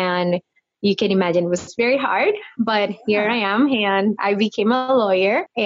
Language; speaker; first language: English; non-native, fluent; Spanish